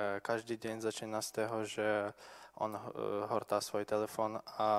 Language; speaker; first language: Slovak; non-native, local second language; Ukrainian